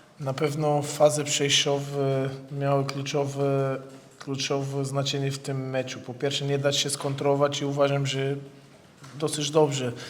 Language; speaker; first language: Polish; non-native, fluent; Portuguese